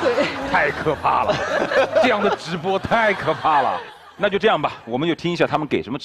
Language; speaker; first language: Chinese; native; Chinese